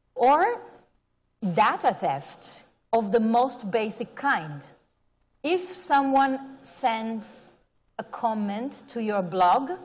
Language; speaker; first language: English; non-native, fluent; Italian